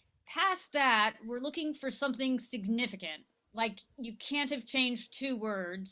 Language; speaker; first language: English; native; English